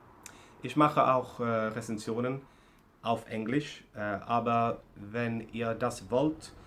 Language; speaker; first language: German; non-native, fluent; Swedish